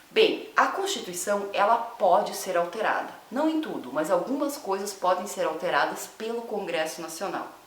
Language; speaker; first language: Portuguese; native; Portuguese